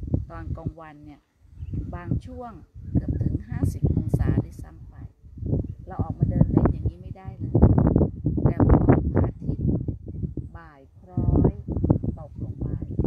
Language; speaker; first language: Thai; native; Thai